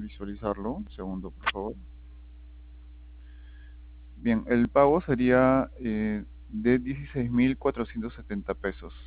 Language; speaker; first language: Spanish; native; Spanish